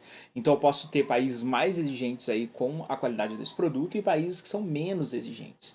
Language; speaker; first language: Portuguese; native; Portuguese